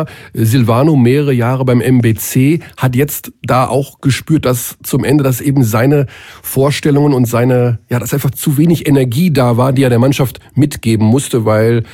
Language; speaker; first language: German; native; German